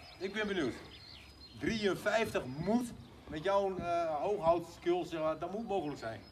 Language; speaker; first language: Dutch; native; Dutch